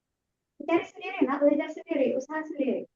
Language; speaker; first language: Indonesian; native; Indonesian